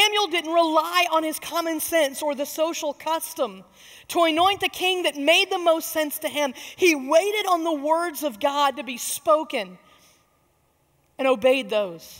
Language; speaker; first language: English; native; English